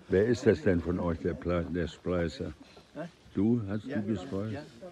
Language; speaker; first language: German; native; German